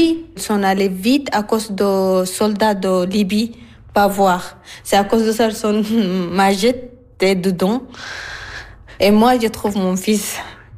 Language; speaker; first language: French; non-native, learner; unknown